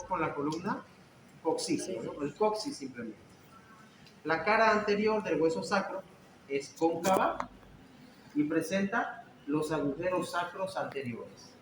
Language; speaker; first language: Spanish; native; Spanish